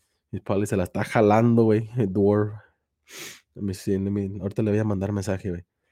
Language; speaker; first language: Spanish; early bilingual, heritage; Spanish